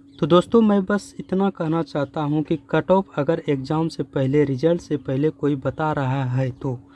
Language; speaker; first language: Hindi; native; Hindi